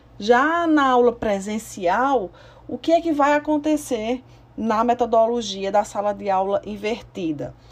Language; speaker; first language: Portuguese; native; Portuguese